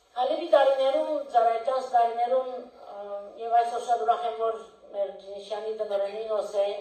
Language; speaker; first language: Armenian; early bilingual, heritage; Armenian